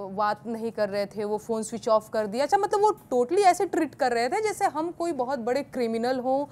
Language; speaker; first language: Hindi; native; Hindi